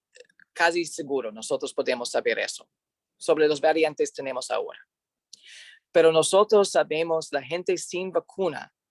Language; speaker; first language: Spanish; non-native, learner; English